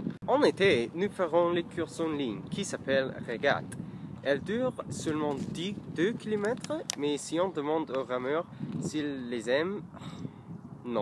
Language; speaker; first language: French; non-native, learner; English